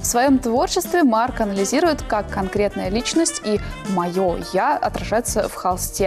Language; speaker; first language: Russian; native; Russian